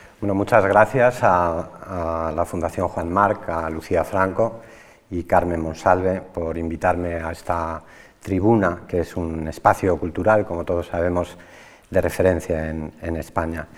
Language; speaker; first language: Spanish; native; Spanish